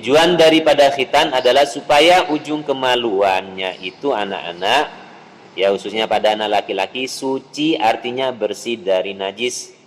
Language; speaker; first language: Indonesian; native; Indonesian